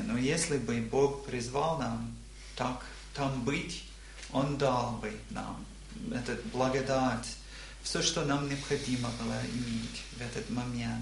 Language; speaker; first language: Russian; non-native, learner; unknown